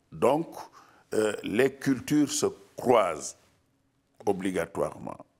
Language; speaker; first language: French; non-native, local second language; Wolof